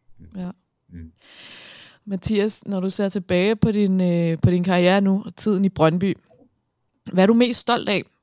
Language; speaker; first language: Danish; native; Danish